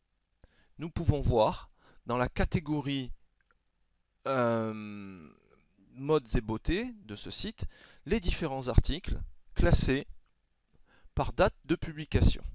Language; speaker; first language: French; native; French